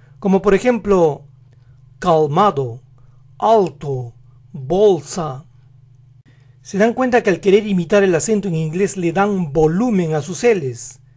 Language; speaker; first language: Spanish; native; Spanish